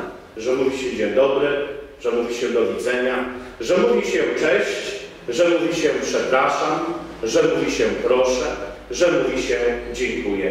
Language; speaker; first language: Polish; native; Polish